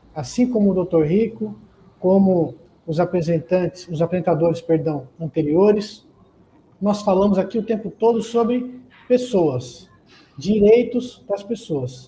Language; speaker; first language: Portuguese; native; Portuguese